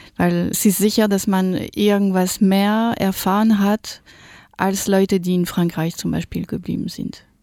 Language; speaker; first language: German; non-native, fluent; French